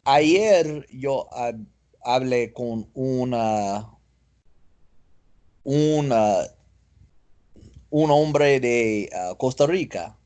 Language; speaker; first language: Spanish; non-native, learner; English